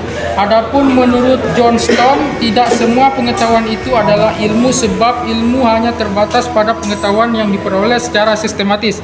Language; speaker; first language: Indonesian; non-native, local second language; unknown